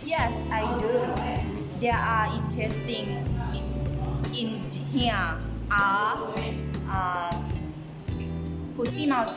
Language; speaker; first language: English; non-native, learner; Lao